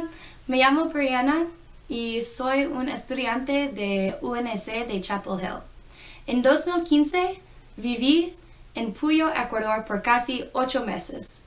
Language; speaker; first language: Spanish; non-native, learner; English